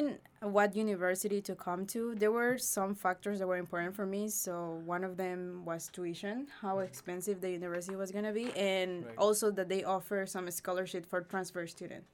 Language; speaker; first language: English; non-native, fluent; Spanish